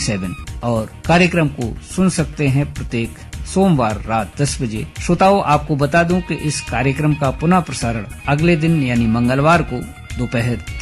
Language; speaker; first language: Hindi; native; Hindi